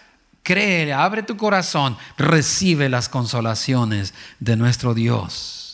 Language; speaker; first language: Spanish; native; Spanish